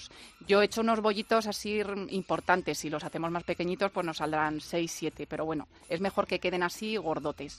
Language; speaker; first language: Spanish; native; Spanish